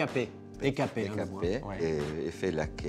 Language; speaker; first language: French; non-native, learner; Italian